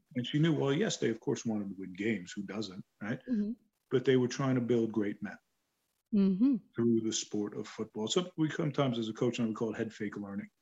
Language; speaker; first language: English; native; English